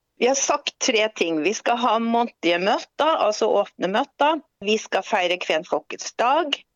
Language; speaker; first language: Norwegian; native; Norwegian